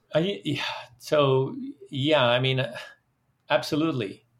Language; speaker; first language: English; early bilingual, other home language; Dutch